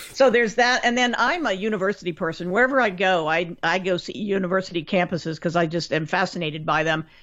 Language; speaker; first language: English; native; English